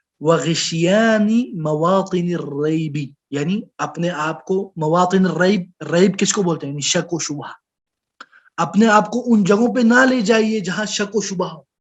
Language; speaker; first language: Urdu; non-native, local second language; Pashto